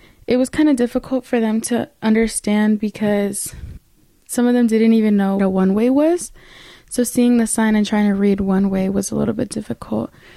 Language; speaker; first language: English; early bilingual, other home language; Spanish